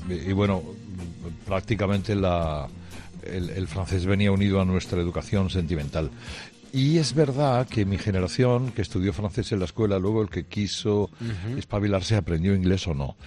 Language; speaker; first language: Spanish; native; Spanish